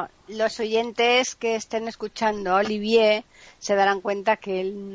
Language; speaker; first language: Spanish; native; Spanish